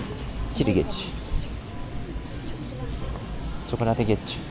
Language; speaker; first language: Japanese; native; Japanese